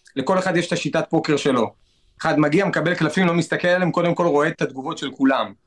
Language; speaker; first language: Hebrew; native; Hebrew